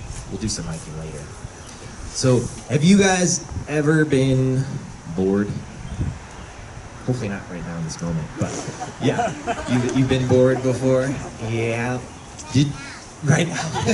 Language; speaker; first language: English; native; English